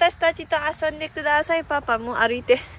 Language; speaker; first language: Japanese; non-native, learner; Nepali